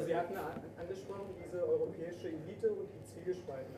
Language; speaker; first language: German; native; German